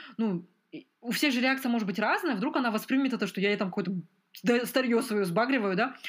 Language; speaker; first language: Russian; native; Russian